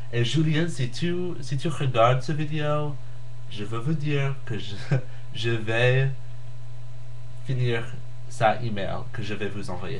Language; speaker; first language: French; non-native, learner; English